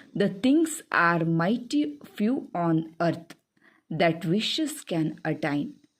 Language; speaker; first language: English; non-native, local second language; Kannada